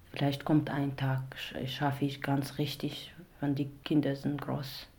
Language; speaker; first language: German; non-native, fluent; Arabic